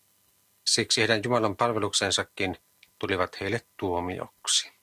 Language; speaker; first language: Finnish; native; Finnish